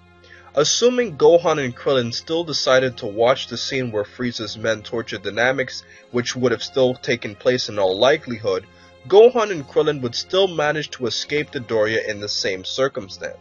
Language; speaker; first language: English; native; English